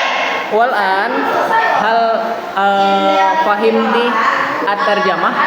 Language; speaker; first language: Arabic; non-native, fluent; Indonesian